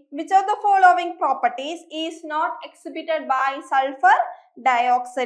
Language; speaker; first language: English; non-native, local second language; Malayalam